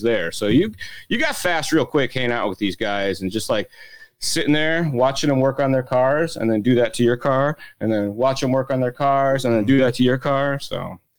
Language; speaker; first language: English; native; English